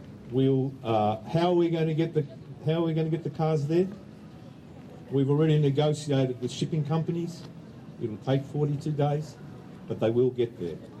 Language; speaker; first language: English; early bilingual, other home language; Ukrainian